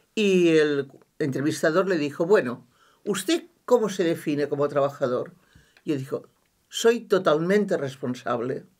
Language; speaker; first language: Spanish; non-native, local second language; Catalan